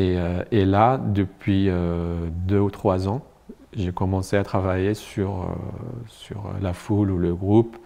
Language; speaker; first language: French; non-native, local second language; Arabic